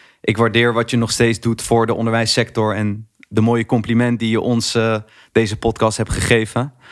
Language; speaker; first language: Dutch; native; Dutch